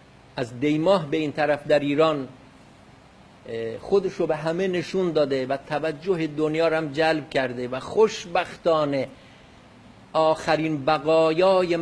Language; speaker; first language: Persian; non-native, local second language; Kurdish